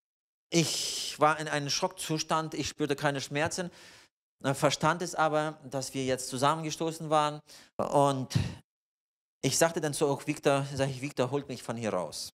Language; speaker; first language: German; non-native, fluent; Russian